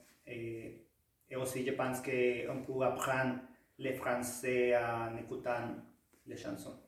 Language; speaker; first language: French; non-native, learner; Spanish